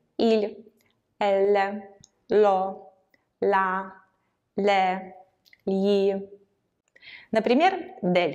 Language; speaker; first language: Italian; non-native, fluent; Russian